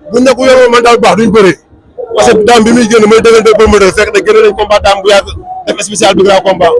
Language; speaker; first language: Wolof; native; Wolof